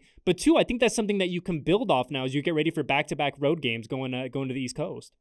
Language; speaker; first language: English; native; English